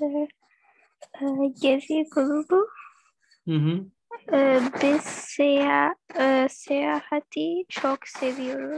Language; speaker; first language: Turkish; non-native, learner; Urdu